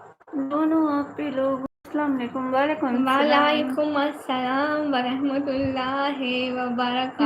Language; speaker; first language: Urdu; non-native, local second language; Punjabi